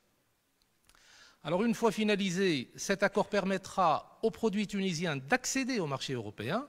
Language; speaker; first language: French; non-native, local second language; Arabic